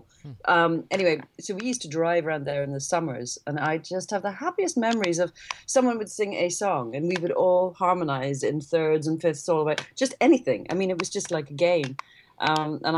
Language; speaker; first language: English; native; English